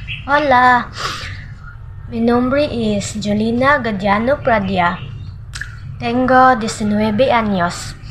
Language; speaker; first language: Spanish; non-native, learner; Cebuano